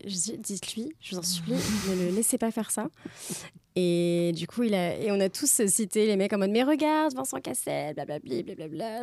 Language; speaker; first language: French; native; French